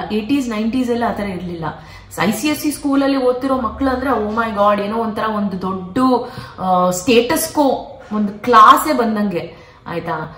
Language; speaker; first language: Kannada; non-native, local second language; Konkani